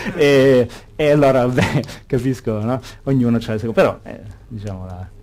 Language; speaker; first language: Italian; native; Italian